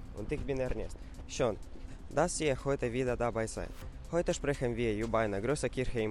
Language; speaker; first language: German; non-native, learner; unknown